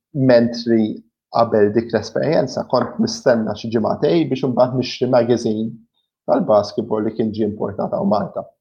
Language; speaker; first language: Maltese; early bilingual, other home language; English